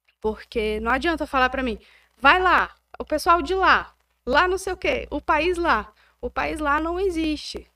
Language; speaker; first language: Portuguese; native; Portuguese